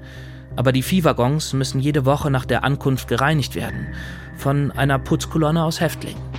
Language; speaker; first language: German; native; German